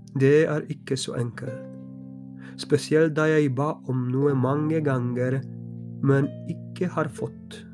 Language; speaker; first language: Norwegian; non-native, fluent; Polish